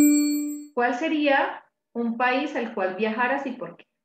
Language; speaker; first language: Spanish; native; Spanish